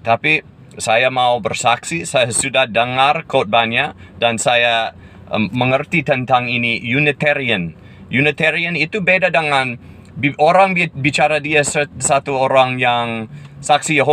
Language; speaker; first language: Indonesian; non-native, fluent; English